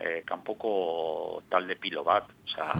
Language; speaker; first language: Basque; non-native, local second language; Spanish